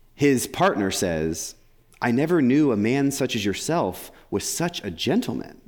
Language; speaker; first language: English; native; English